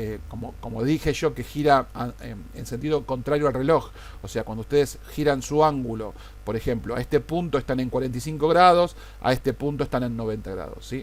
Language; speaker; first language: Spanish; native; Spanish